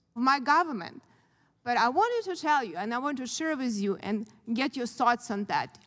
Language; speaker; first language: English; non-native, fluent; Ukrainian